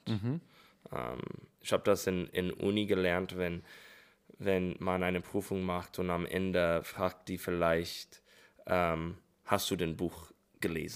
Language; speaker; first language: German; non-native, learner; English